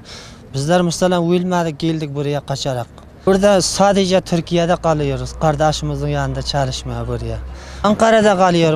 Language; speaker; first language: Turkish; non-native, learner; Uzbek